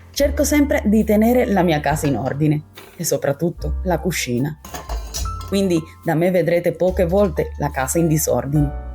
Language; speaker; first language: Italian; non-native, fluent; Spanish